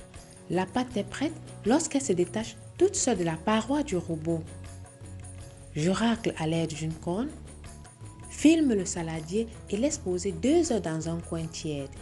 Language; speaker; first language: French; native; French